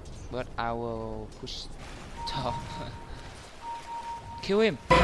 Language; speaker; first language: English; non-native, learner; Vietnamese